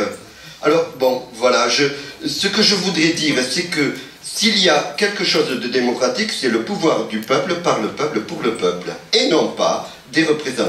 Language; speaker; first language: French; native; French